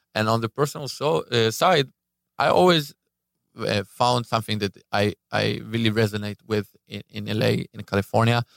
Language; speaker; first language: English; non-native, fluent; Hebrew